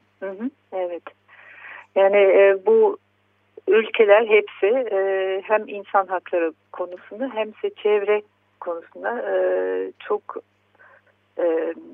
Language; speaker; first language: Turkish; non-native, fluent; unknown